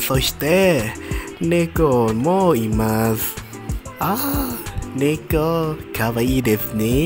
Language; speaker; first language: Japanese; non-native, learner; Thai